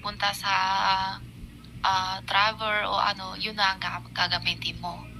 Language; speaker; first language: Filipino; non-native, learner; Chinese